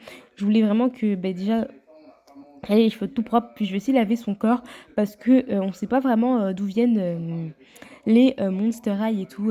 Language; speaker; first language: French; native; French